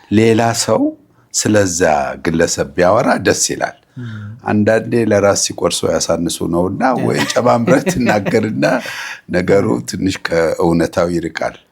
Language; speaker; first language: Amharic; non-native, local second language; Sebat Bet Gurage